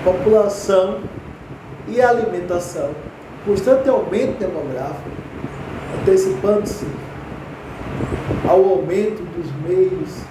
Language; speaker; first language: Portuguese; native; Portuguese